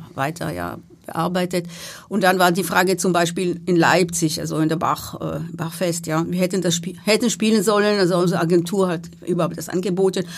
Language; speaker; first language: German; non-native, fluent; Hebrew